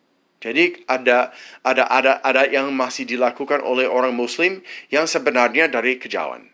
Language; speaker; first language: Indonesian; non-native, fluent; English